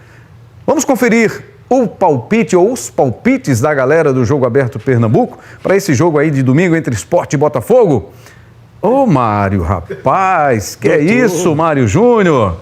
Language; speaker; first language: Portuguese; native; Portuguese